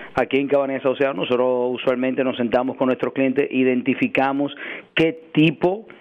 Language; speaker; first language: Spanish; early bilingual, heritage; Spanish